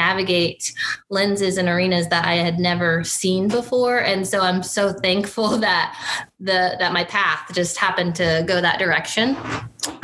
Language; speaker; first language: English; native; English